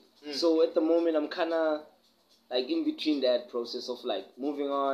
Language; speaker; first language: English; non-native, local second language; Xhosa